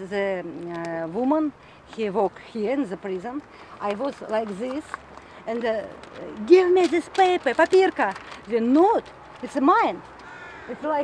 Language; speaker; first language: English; non-native, learner; Russian